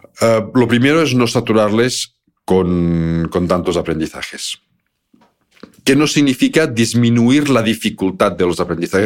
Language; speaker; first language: Spanish; native; Spanish